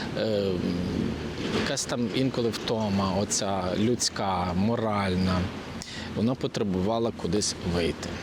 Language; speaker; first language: Ukrainian; native; Ukrainian